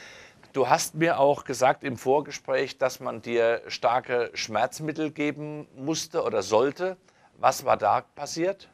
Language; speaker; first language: German; native; German